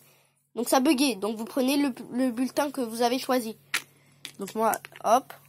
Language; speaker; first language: French; native; French